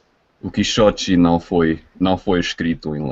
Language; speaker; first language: Portuguese; non-native, fluent; English